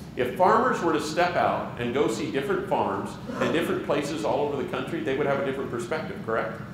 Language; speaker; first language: English; native; English